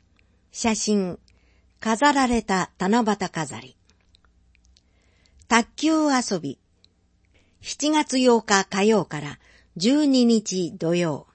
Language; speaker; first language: Japanese; native; Japanese